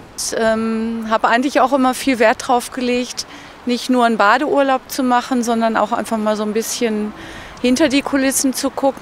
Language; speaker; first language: German; native; German